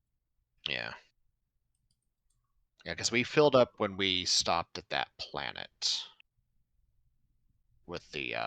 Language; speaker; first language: English; native; English